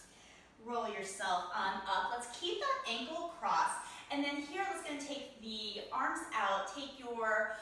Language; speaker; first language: English; native; English